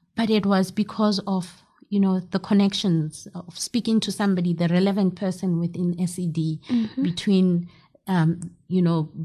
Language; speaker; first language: English; non-native, local second language; Southern Sotho